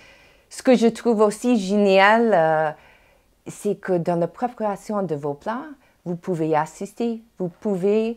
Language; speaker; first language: French; non-native, fluent; English